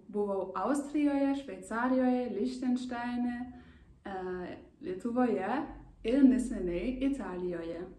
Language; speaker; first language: Lithuanian; non-native, learner; German